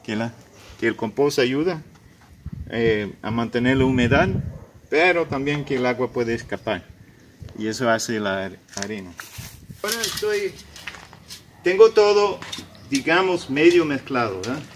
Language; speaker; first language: Spanish; non-native, fluent; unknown